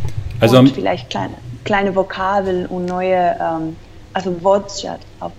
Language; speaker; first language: German; non-native, fluent; Spanish